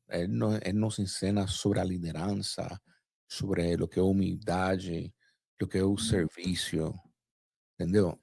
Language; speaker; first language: Portuguese; non-native, fluent; Spanish